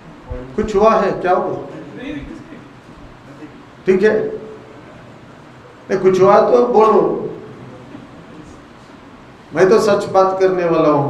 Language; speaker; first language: Hindi; non-native, local second language; Urdu